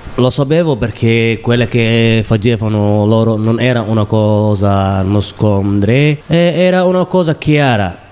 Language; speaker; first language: Italian; non-native, learner; Somali